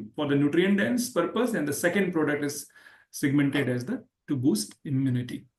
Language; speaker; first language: English; non-native, local second language; Hindi